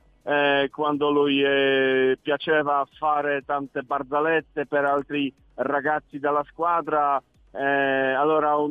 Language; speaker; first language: Italian; non-native, learner; Polish